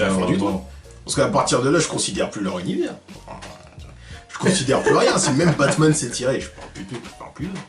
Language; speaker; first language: French; native; French